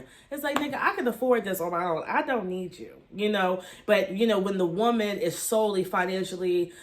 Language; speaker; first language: English; native; English